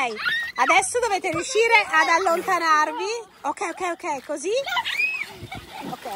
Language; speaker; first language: Italian; native; Italian